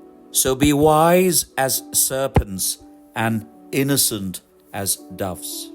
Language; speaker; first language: English; non-native, local second language; Malayalam